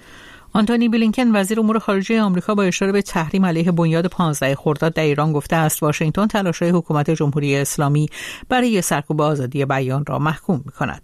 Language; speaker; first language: Persian; native; Persian